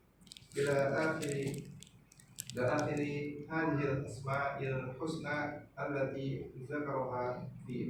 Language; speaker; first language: Arabic; non-native, learner; Indonesian